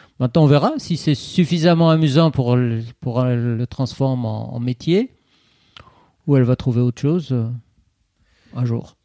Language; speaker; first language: French; non-native, fluent; Persian